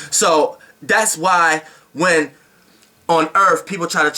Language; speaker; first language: English; native; English